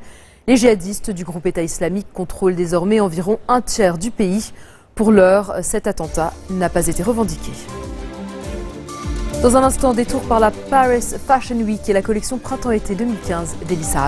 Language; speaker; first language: French; non-native, local second language; Arabic